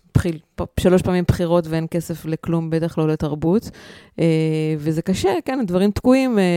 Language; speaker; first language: Hebrew; native; Hebrew